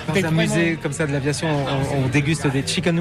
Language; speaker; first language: French; native; French